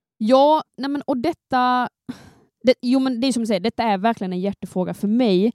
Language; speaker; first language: Swedish; native; Swedish